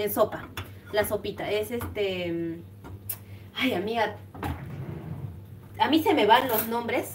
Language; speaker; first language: Spanish; native; Spanish